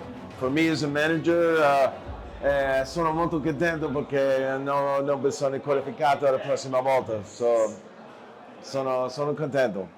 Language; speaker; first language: Italian; non-native, learner; English